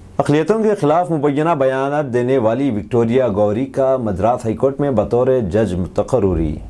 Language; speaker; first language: Urdu; native; Urdu